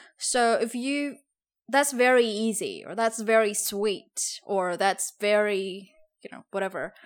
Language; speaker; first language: English; non-native, fluent; Javanese